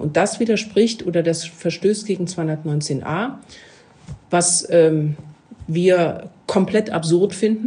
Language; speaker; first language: German; native; German